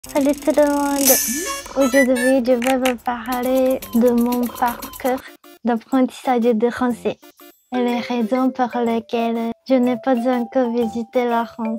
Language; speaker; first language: French; non-native, learner; Japanese